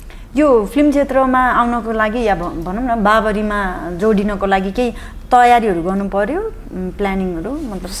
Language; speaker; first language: Nepali; native; Nepali